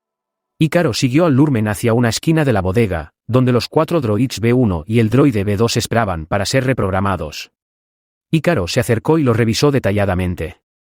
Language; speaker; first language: Spanish; native; Spanish